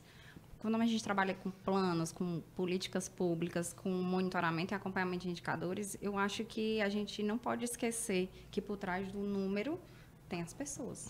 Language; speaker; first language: Portuguese; native; Portuguese